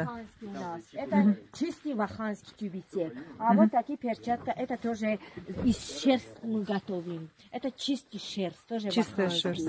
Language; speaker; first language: Russian; non-native, learner; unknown